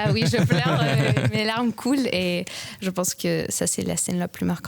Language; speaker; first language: French; non-native, fluent; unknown